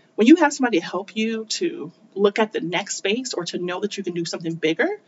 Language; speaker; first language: English; native; English